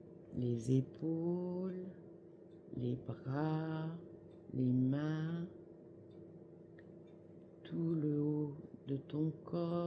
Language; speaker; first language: French; native; French